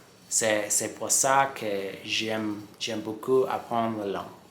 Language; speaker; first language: French; non-native, learner; English